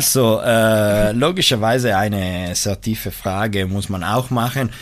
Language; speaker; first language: German; non-native, local second language; Italian